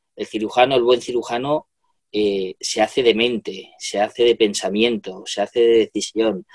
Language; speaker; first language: Spanish; native; Spanish